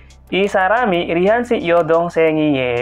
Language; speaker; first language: Korean; non-native, fluent; Indonesian